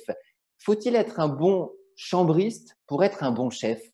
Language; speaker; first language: French; native; French